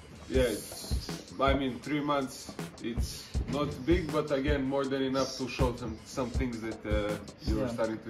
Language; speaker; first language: English; non-native, fluent; Serbian